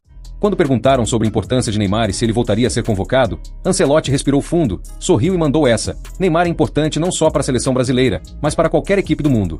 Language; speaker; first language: Portuguese; native; Portuguese